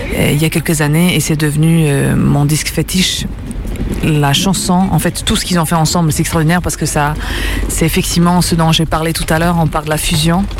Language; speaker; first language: French; early bilingual, other home language; Serbian